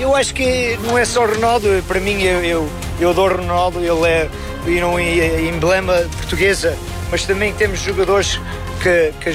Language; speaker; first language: Portuguese; early bilingual, heritage; Portuguese